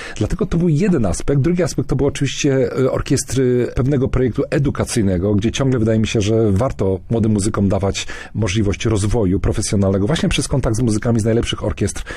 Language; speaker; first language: Polish; native; Polish